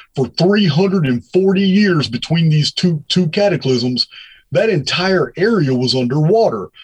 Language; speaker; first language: English; native; English